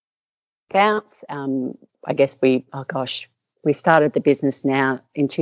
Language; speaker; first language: English; native; English